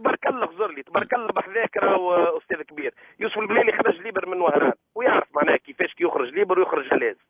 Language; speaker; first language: Arabic; native; Arabic